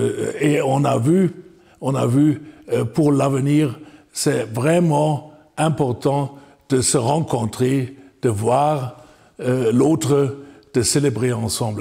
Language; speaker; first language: French; non-native, fluent; German